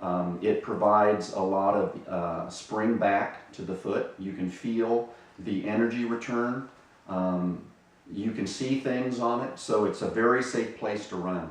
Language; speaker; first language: English; native; English